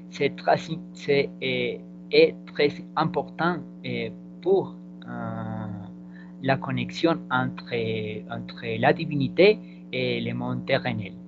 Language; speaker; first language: French; non-native, learner; Spanish